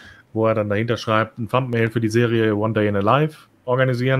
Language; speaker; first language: German; native; German